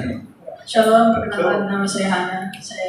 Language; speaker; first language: Indonesian; early bilingual, heritage; Indonesian